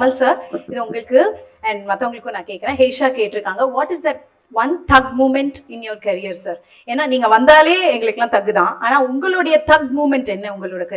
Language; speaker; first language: Tamil; native; Tamil